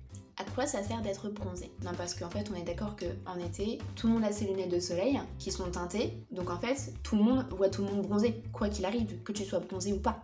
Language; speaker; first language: French; native; French